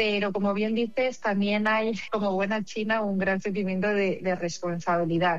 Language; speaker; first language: Spanish; native; Spanish